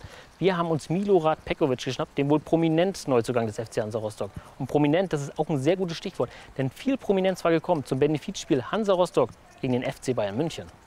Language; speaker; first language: German; native; German